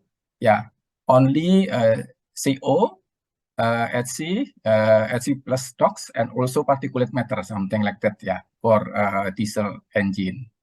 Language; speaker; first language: English; non-native, learner; Indonesian